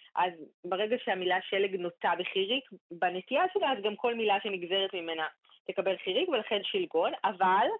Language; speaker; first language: Hebrew; native; Hebrew